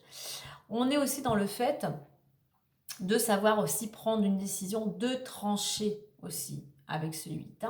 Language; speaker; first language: French; native; French